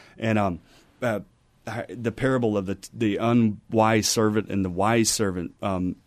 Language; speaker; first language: English; native; English